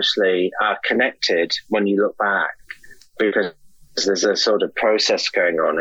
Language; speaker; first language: English; native; English